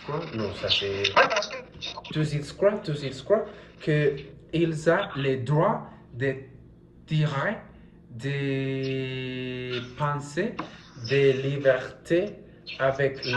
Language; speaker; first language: French; non-native, learner; Spanish